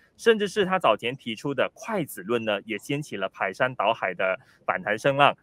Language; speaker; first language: Chinese; native; Chinese